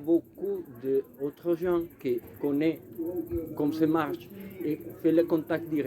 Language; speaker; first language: French; non-native, learner; Spanish